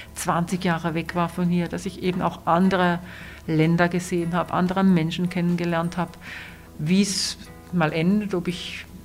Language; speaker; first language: German; non-native, local second language; Swiss German